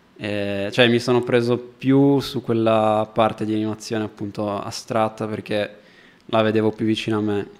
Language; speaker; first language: Italian; native; Italian